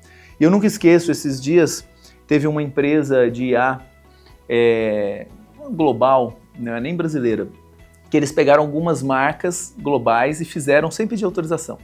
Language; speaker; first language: Portuguese; native; Portuguese